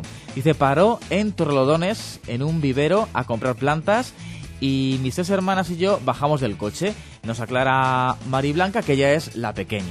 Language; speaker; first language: Spanish; native; Spanish